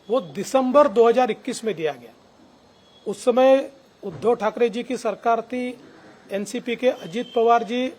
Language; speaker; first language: Hindi; non-native, local second language; Marathi